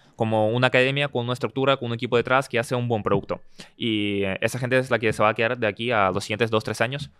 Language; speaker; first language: Spanish; early bilingual, other home language; Russian